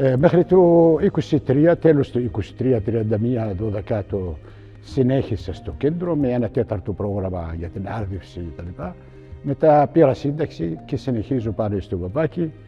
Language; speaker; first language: Greek; non-native, fluent; Arabic